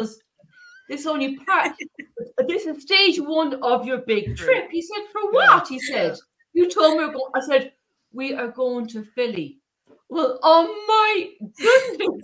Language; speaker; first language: English; native; English